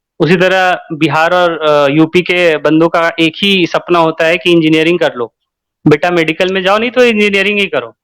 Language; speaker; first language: Hindi; native; Hindi